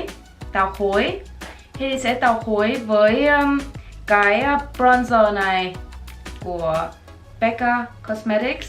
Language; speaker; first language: Vietnamese; early bilingual, heritage; Vietnamese